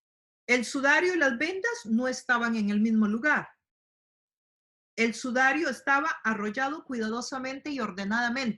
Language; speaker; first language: Spanish; native; Spanish